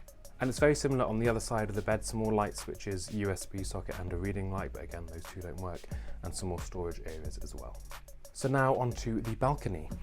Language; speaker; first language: English; native; English